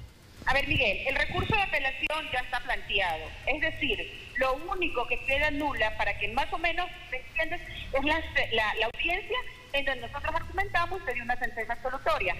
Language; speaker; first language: Spanish; native; Spanish